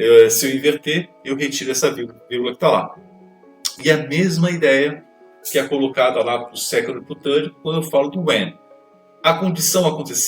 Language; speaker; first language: Portuguese; native; Portuguese